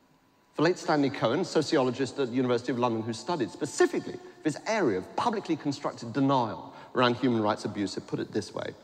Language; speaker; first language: English; native; English